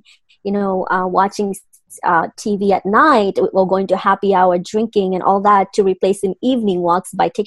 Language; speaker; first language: English; non-native, fluent; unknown